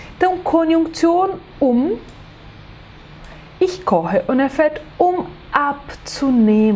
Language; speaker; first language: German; non-native, fluent; Portuguese